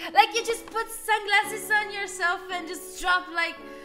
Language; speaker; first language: English; non-native, learner; Italian